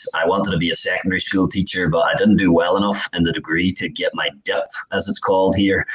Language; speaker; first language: English; native; English